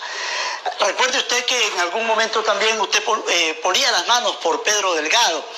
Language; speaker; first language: Spanish; native; Spanish